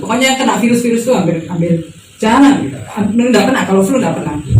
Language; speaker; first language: Indonesian; native; Indonesian